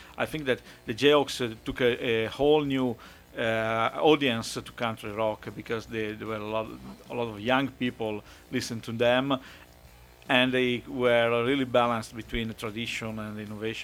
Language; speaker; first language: English; non-native, fluent; Italian